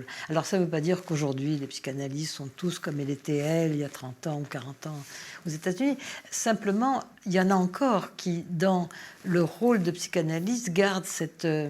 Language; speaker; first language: French; native; French